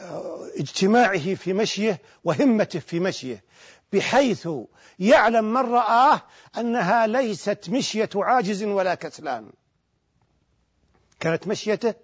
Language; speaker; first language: Arabic; native; Arabic